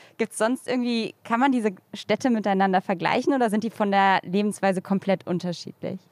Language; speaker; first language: German; native; German